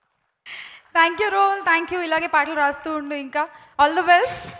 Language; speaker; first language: Telugu; native; Telugu